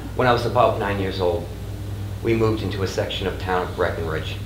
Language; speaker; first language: English; native; English